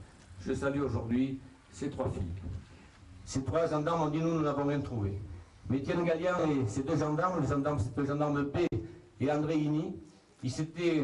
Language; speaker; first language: French; native; French